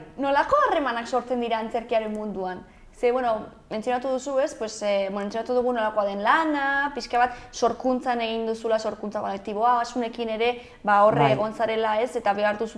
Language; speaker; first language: Basque; native; Basque